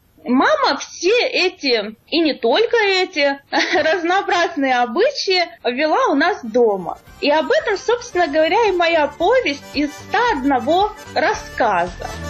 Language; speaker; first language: Russian; native; Russian